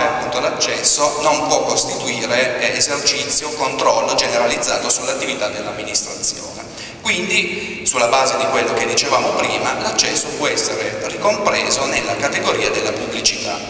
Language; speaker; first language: Italian; native; Italian